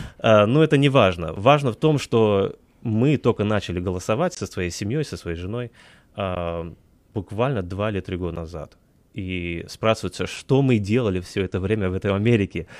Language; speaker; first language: Russian; native; Russian